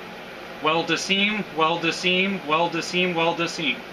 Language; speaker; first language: English; native; English